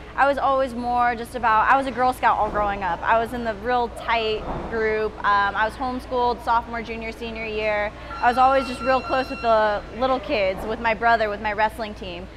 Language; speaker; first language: English; native; English